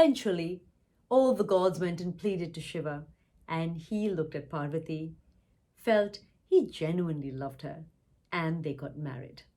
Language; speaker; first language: English; non-native, local second language; Tamil